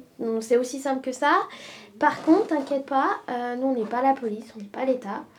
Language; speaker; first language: French; native; French